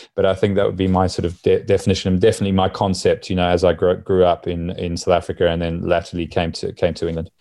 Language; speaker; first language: English; native; English